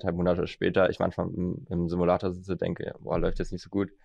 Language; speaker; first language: German; native; German